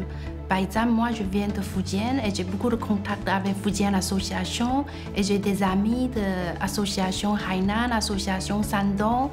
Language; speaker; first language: French; non-native, fluent; Chinese